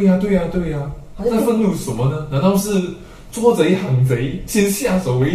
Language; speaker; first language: Chinese; native; Chinese